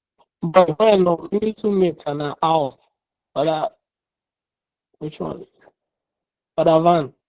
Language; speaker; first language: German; non-native, learner; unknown